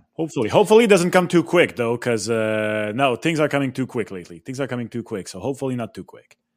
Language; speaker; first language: English; non-native, local second language; French